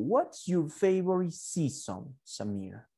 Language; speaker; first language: English; non-native, fluent; Spanish